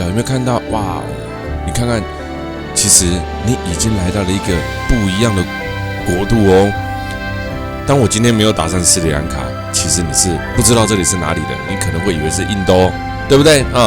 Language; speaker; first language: Chinese; native; Chinese